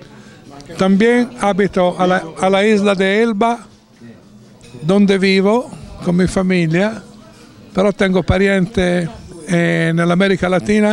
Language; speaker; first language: Spanish; non-native, learner; Italian